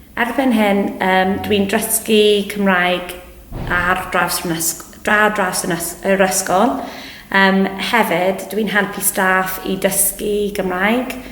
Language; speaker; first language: Welsh; non-native, local second language; English